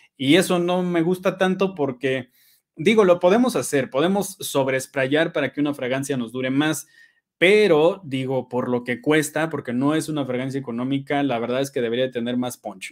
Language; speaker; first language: Spanish; native; Spanish